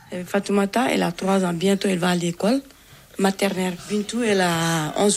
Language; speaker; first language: French; non-native, learner; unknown